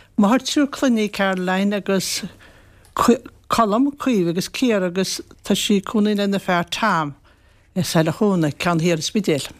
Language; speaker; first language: Irish; native; Irish